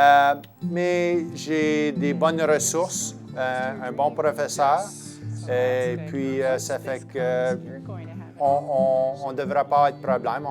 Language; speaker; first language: French; native; French